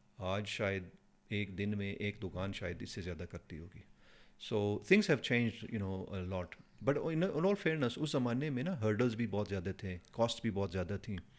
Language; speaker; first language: Urdu; non-native, fluent; Punjabi